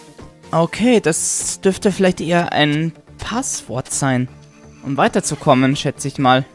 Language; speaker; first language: German; native; German